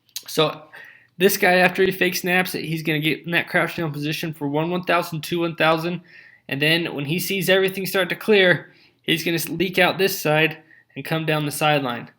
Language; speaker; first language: English; native; English